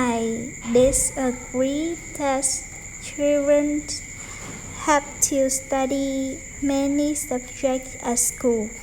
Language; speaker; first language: English; non-native, learner; Vietnamese